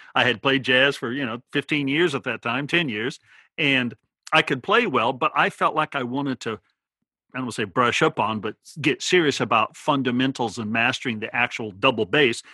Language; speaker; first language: English; native; English